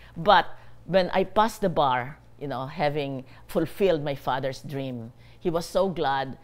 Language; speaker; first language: English; non-native, local second language; Bikol